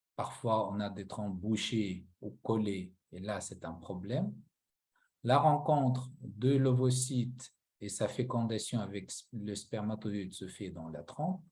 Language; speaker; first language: French; non-native, local second language; Arabic